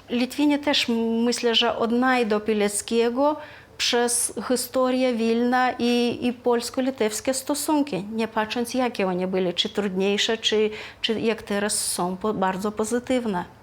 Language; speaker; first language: Polish; non-native, fluent; Lithuanian